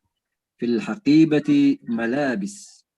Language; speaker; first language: Arabic; non-native, learner; Indonesian